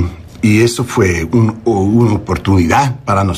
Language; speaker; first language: Spanish; early bilingual, heritage; English